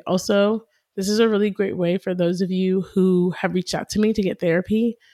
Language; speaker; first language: English; native; English